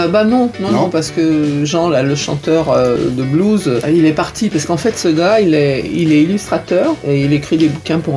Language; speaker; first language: French; native; French